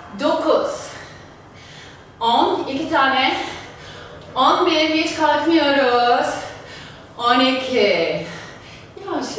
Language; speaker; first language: Turkish; non-native, fluent; German